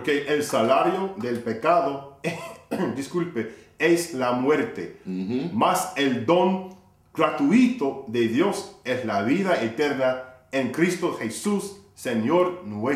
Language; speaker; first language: Spanish; non-native, fluent; English